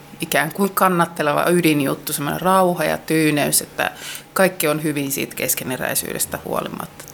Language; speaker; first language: Finnish; native; Finnish